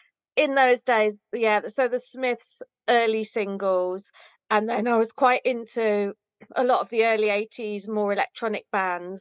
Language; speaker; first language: English; native; English